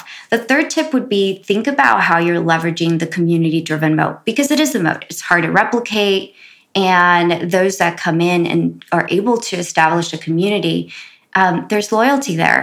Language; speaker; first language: English; native; English